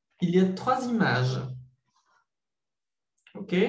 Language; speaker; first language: French; non-native, fluent; Spanish